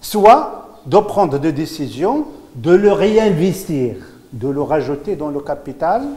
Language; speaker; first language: French; non-native, local second language; Arabic